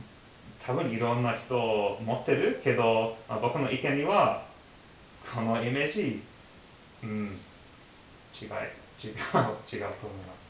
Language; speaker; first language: Japanese; non-native, learner; English